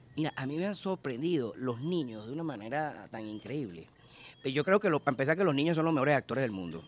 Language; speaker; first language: Spanish; native; Spanish